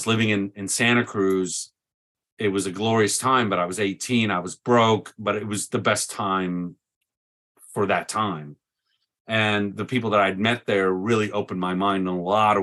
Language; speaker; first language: English; native; English